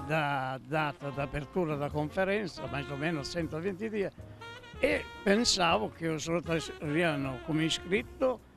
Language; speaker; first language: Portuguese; non-native, fluent; Italian